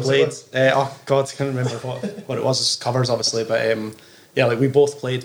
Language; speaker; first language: English; native; English